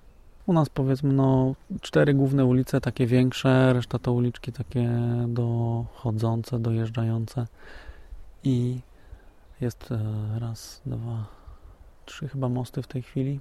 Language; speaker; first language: Polish; native; Polish